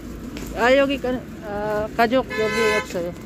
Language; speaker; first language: Korean; non-native, learner; Filipino